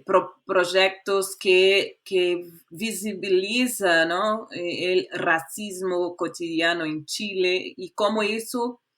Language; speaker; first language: Spanish; non-native, fluent; Portuguese